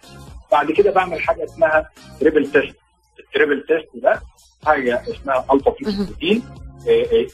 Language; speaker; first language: Arabic; native; Arabic